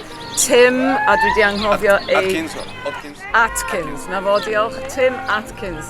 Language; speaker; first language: Welsh; native; Welsh